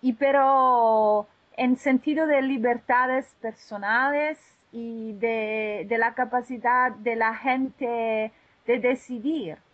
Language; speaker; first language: Spanish; non-native, fluent; Italian